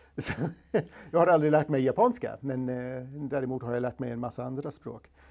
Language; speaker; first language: Swedish; non-native, fluent; English